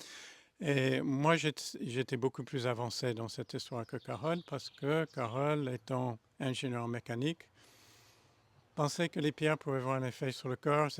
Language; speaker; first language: French; non-native, fluent; English